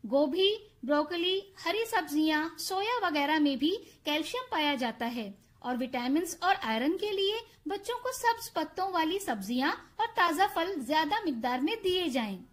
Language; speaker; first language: Urdu; native; Urdu